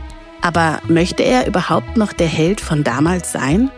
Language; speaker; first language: German; native; German